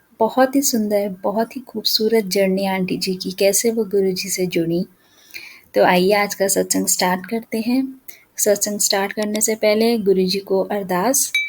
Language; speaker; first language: Hindi; native; Hindi